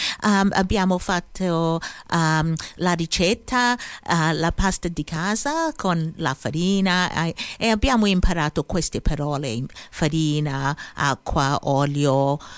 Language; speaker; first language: Italian; early bilingual, heritage; Italian